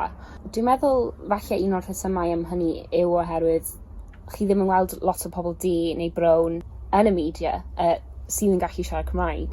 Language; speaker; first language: Welsh; non-native, local second language; English